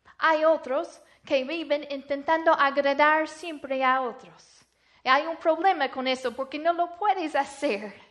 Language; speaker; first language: Spanish; non-native, fluent; English